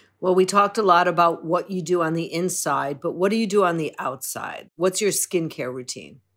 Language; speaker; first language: English; native; English